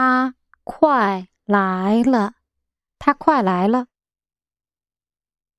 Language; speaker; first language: Chinese; non-native, learner; English